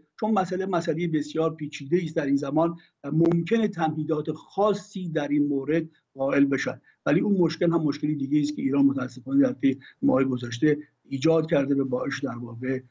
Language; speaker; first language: Persian; native; Persian